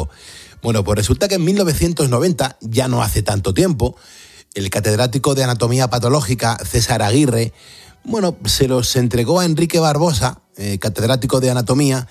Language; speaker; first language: Spanish; native; Spanish